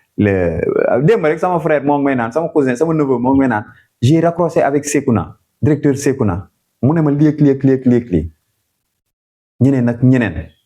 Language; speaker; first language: Wolof; non-native, local second language; Jola-Fonyi